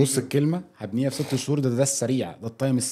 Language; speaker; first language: Arabic; native; Arabic